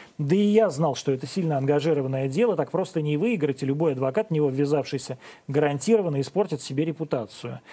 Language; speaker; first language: Russian; native; Russian